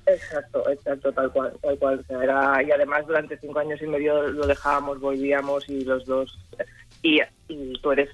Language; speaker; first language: Spanish; native; Spanish